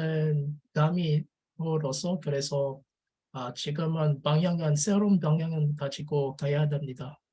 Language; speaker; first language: Korean; non-native, learner; French